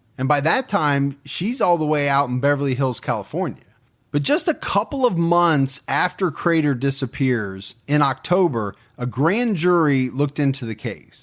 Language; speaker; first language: English; native; English